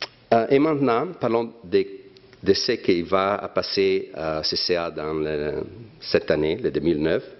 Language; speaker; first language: French; non-native, fluent; Italian